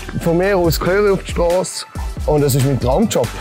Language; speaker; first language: German; native; German